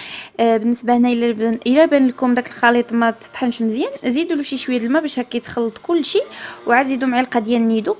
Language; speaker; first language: Arabic; native; Arabic